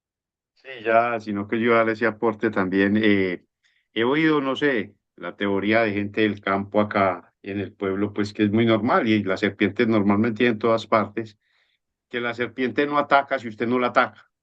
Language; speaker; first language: Spanish; native; Spanish